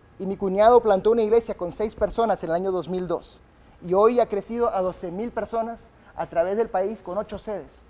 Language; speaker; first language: Spanish; early bilingual, other home language; English